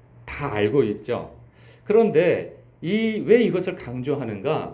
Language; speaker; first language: Korean; native; Korean